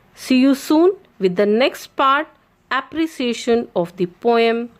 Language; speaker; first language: English; non-native, local second language; Marathi